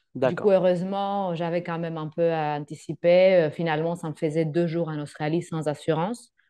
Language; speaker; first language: French; non-native, fluent; Greek